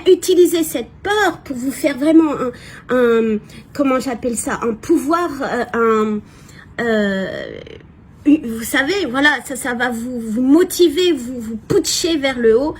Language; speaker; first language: French; native; French